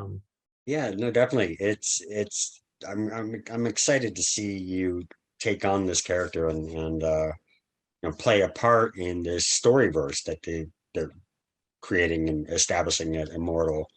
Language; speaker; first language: English; native; English